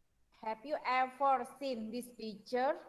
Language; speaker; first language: English; non-native, learner; Indonesian